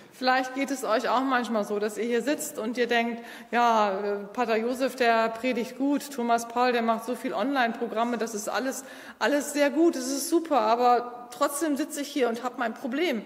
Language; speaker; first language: German; native; German